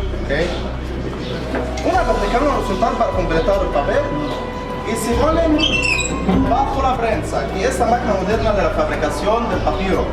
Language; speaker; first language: Spanish; non-native, learner; Arabic